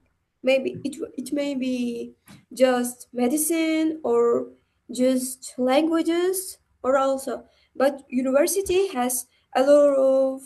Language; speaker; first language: English; non-native, learner; Uzbek